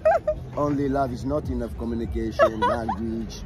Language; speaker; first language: English; non-native, learner; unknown